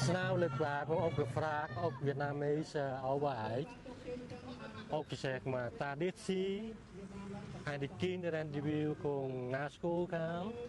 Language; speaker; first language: Dutch; non-native, learner; Khmer